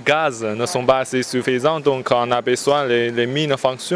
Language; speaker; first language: French; non-native, learner; Chinese